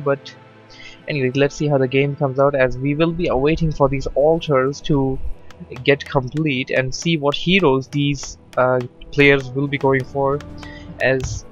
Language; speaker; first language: English; non-native, fluent; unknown